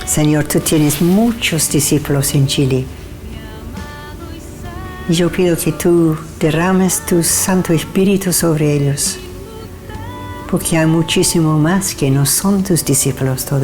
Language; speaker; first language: Spanish; non-native, fluent; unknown